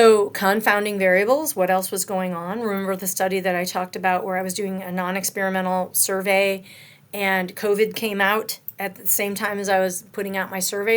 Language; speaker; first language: English; native; English